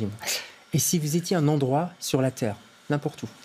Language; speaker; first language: French; native; French